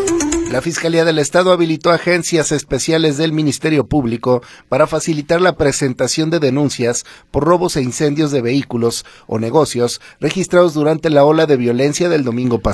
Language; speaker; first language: Spanish; native; Spanish